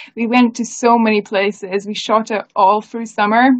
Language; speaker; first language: English; native; English